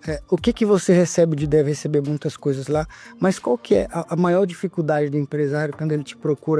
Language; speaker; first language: Portuguese; native; Portuguese